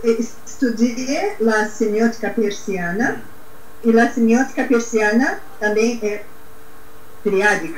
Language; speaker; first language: Spanish; non-native, learner; Portuguese